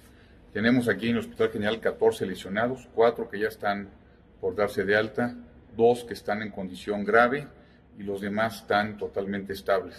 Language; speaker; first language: Spanish; native; Spanish